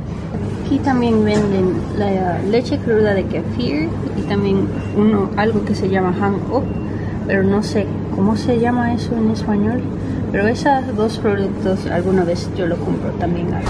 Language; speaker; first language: Spanish; early bilingual, heritage; Spanish